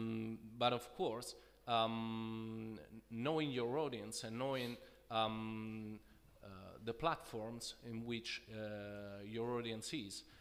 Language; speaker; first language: English; non-native, fluent; Italian